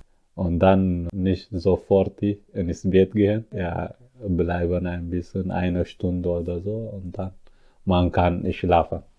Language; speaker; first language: German; non-native, learner; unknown